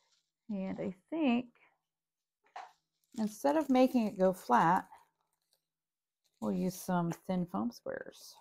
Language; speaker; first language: English; native; English